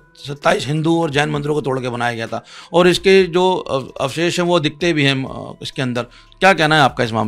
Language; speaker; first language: Hindi; native; Hindi